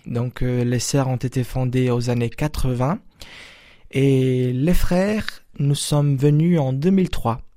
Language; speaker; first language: French; non-native, fluent; Portuguese